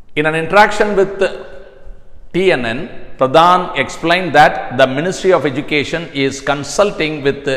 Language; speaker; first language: English; non-native, local second language; Tamil